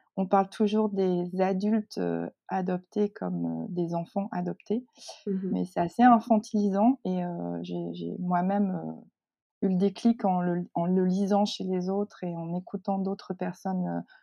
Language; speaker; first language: French; native; French